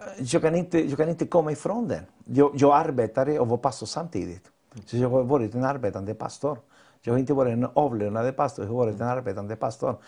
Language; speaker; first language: Swedish; non-native, fluent; Spanish